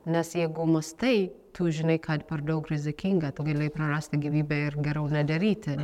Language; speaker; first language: Lithuanian; non-native, fluent; Amharic